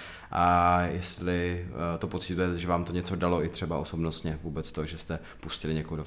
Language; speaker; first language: Czech; native; Czech